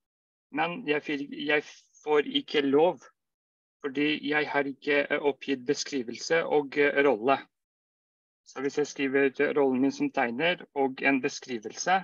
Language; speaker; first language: Norwegian; non-native, fluent; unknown